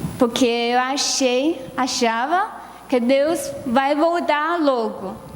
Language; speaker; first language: Portuguese; non-native, learner; Chinese